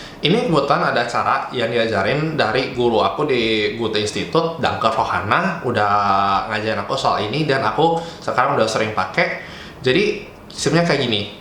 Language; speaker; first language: Indonesian; native; Indonesian